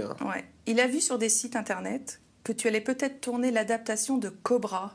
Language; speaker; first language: French; native; French